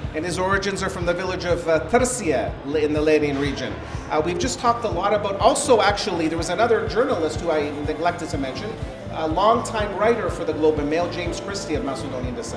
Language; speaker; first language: English; early bilingual, other home language; Macedonian